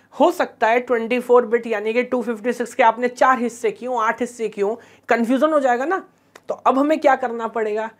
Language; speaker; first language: Hindi; native; Hindi